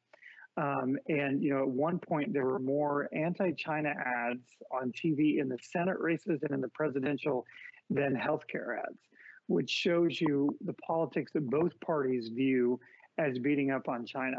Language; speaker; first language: English; native; English